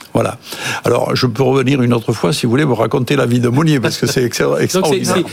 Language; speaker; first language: French; native; French